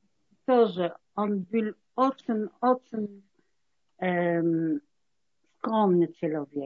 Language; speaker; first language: Russian; non-native, learner; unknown